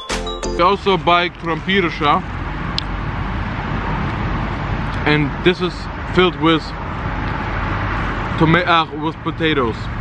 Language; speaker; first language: English; non-native, learner; Bosnian